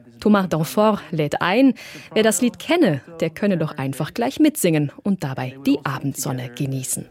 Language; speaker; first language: German; native; German